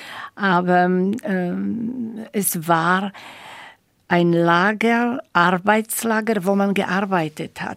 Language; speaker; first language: German; non-native, fluent; Slovak